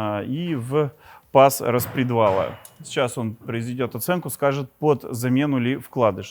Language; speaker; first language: Russian; native; Russian